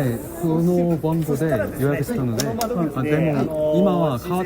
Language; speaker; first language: Japanese; non-native, learner; Korean